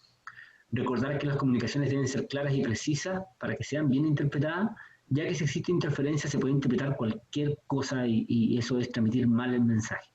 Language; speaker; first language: Spanish; native; Spanish